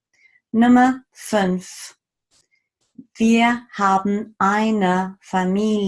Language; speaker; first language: German; non-native, fluent; English